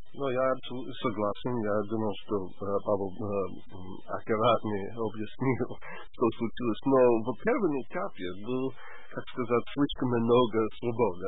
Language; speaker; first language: Russian; non-native, learner; English